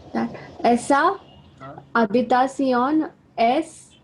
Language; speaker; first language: Spanish; non-native, learner; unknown